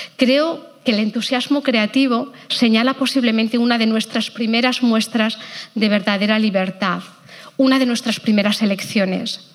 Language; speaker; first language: Spanish; native; Spanish